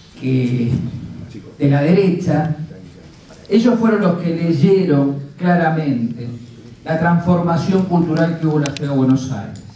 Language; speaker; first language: Spanish; native; Spanish